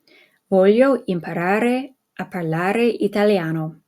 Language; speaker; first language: Italian; non-native, fluent; English